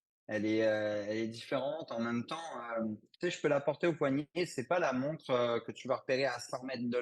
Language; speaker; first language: French; native; French